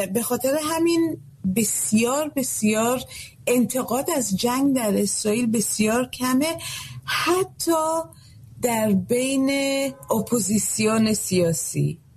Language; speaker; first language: Persian; early bilingual, heritage; Persian